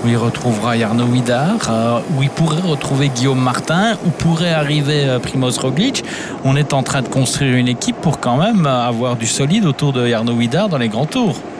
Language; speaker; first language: French; native; French